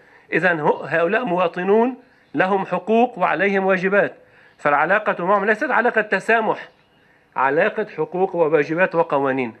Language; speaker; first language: Arabic; native; Arabic